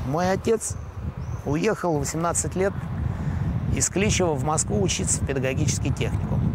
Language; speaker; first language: Russian; native; Russian